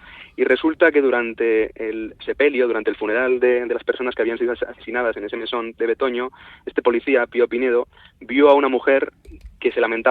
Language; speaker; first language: Spanish; native; Spanish